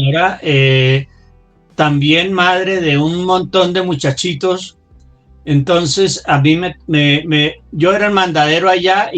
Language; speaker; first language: Spanish; native; Spanish